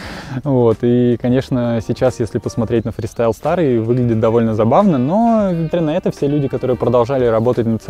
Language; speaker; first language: Russian; native; Russian